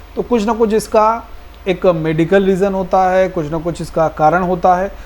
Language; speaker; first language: Hindi; native; Hindi